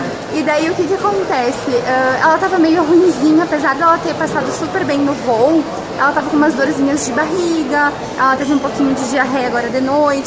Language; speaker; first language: Portuguese; native; Portuguese